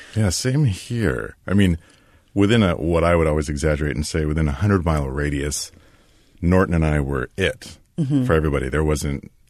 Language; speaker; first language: English; native; English